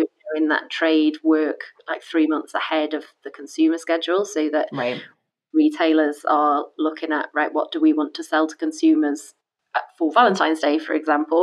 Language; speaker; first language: English; native; English